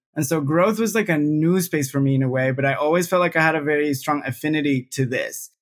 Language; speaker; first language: English; non-native, fluent; Spanish